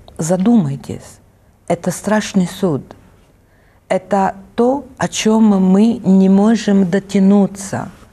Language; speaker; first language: Russian; non-native, fluent; Italian